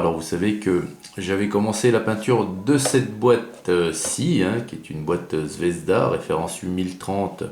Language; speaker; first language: French; native; French